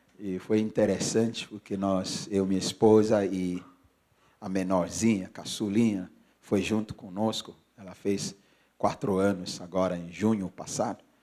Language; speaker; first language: Portuguese; non-native, fluent; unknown